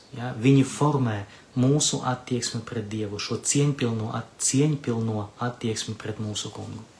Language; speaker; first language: Latvian; non-native, local second language; Russian